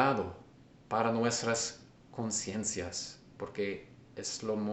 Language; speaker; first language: Spanish; non-native, learner; English